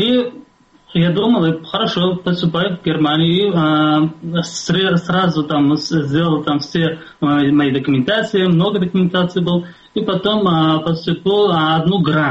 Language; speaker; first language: Russian; non-native, local second language; Uzbek